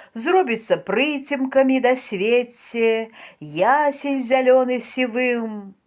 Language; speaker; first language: Belarusian; native; Belarusian